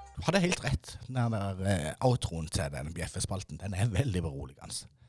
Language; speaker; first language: Norwegian; native; Norwegian